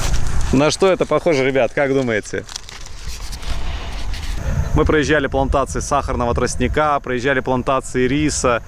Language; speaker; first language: Russian; native; Russian